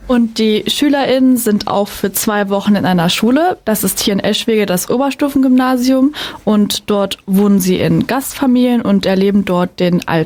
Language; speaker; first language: German; native; German